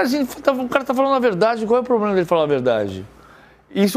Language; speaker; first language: Portuguese; native; Portuguese